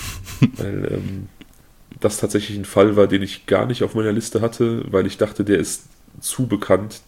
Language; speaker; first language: German; native; German